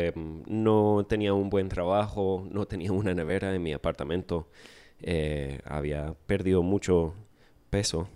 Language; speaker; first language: Spanish; non-native, fluent; English